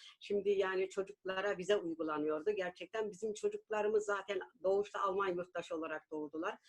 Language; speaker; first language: Turkish; native; Turkish